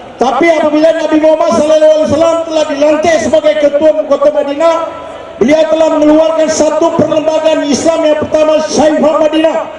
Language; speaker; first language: Malay; non-native, local second language; Tamil